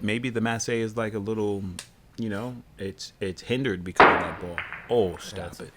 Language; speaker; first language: English; native; English